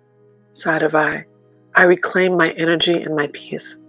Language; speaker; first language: English; native; English